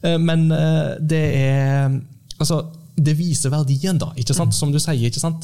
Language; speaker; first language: Norwegian; early bilingual, heritage; Norwegian